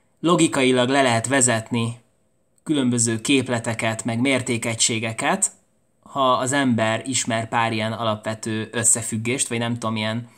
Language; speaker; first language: Hungarian; native; Hungarian